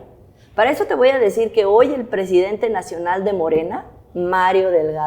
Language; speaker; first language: Spanish; native; Spanish